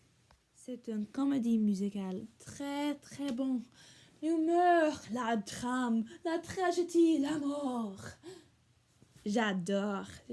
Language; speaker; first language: French; non-native, learner; English